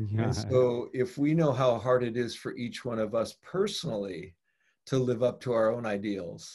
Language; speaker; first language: English; native; English